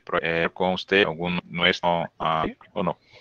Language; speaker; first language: Spanish; non-native, learner; Portuguese